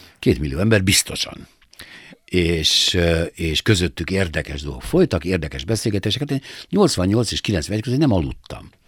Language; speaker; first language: Hungarian; native; Hungarian